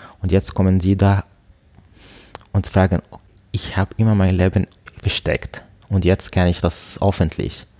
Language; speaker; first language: German; non-native, learner; Arabic